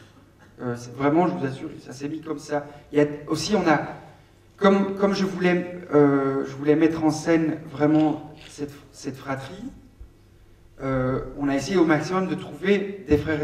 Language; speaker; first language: French; native; French